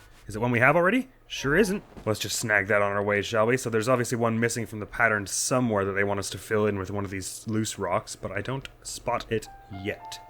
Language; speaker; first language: English; native; English